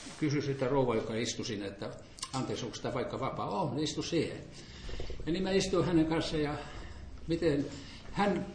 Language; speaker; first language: Finnish; native; Finnish